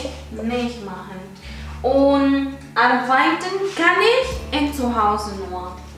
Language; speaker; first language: German; non-native, fluent; Spanish